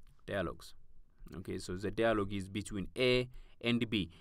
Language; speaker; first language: English; non-native, local second language; Amharic